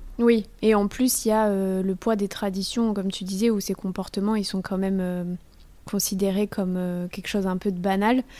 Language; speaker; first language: French; native; French